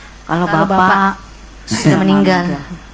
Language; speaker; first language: Indonesian; non-native, local second language; Buginese